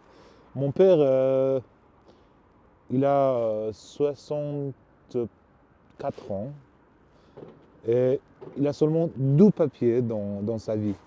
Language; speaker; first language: French; non-native, learner; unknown